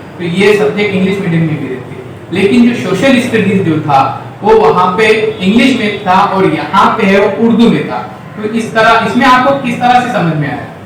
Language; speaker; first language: Hindi; non-native, local second language; Urdu